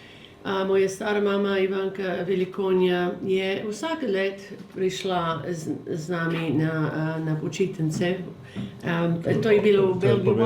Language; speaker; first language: Slovenian; early bilingual, heritage; English